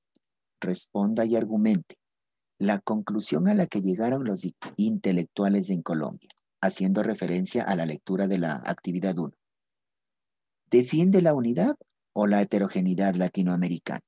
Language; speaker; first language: Spanish; native; Spanish